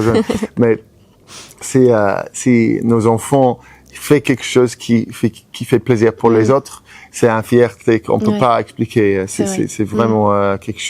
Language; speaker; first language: French; non-native, fluent; English